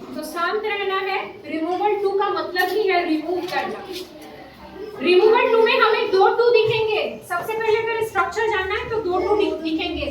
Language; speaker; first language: Hindi; native; Hindi